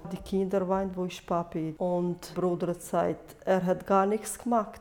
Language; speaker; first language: German; non-native, learner; Albanian